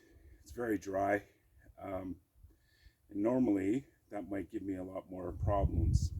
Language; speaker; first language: English; native; English